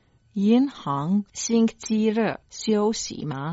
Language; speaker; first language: Chinese; non-native, learner; Croatian